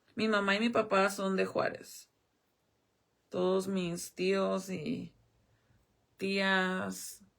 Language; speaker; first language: Spanish; early bilingual, heritage; Spanish